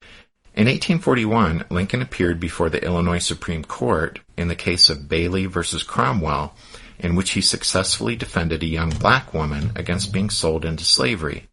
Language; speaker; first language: English; native; English